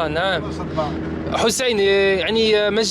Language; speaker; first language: Arabic; non-native, learner; French